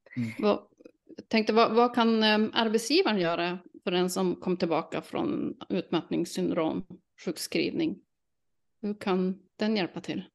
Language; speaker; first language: Swedish; native; Swedish